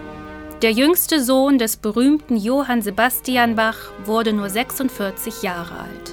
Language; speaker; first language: German; native; German